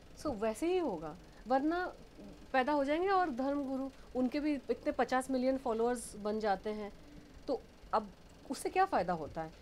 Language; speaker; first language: Hindi; non-native, local second language; Bangla